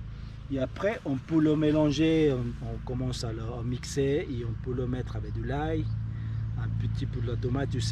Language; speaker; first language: French; native; French